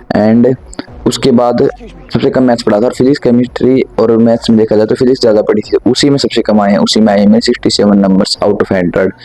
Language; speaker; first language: Hindi; native; Hindi